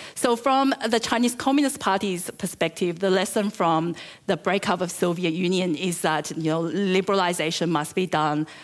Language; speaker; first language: English; early bilingual, other home language; Chinese